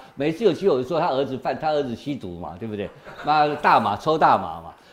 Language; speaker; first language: Chinese; native; Chinese